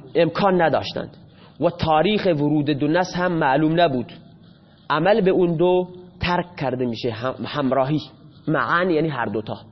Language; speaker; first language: Persian; non-native, local second language; Baluchi